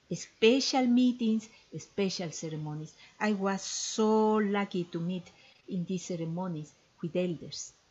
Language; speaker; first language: English; non-native, fluent; Spanish